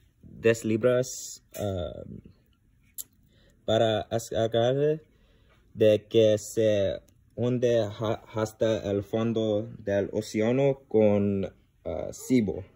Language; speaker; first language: Spanish; non-native, learner; English